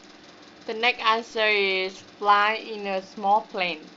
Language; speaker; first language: English; non-native, learner; Vietnamese